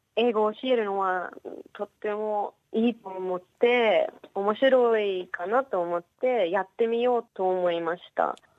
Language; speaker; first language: Japanese; non-native, fluent; English